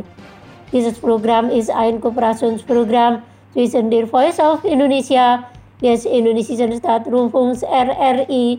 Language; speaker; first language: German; non-native, fluent; Indonesian